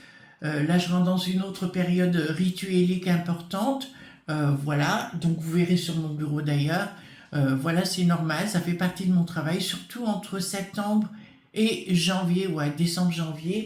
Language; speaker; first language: French; native; French